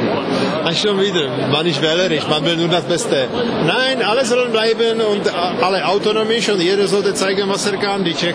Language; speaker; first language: German; non-native, fluent; Czech